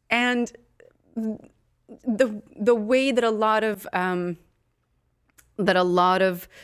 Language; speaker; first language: English; non-native, fluent; Swedish